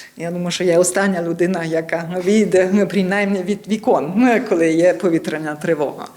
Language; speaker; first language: Ukrainian; non-native, learner; German